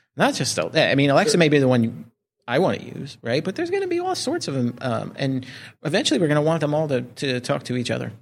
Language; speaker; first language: English; native; English